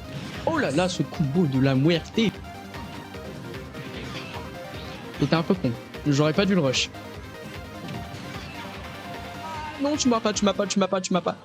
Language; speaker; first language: French; native; French